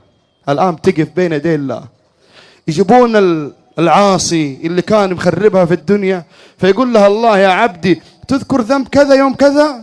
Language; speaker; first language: Arabic; native; Arabic